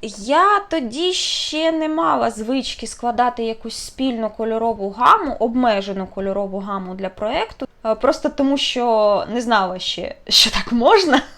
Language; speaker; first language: Ukrainian; non-native, local second language; Russian